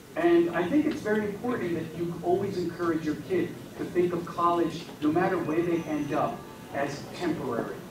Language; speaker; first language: English; early bilingual, other home language; Spanish